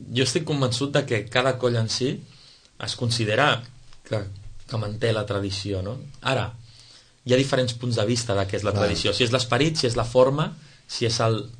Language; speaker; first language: Catalan; native; Catalan